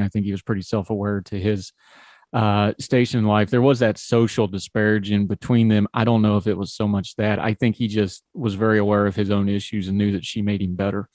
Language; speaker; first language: English; native; English